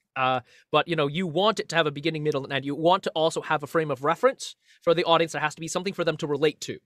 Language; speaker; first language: English; native; English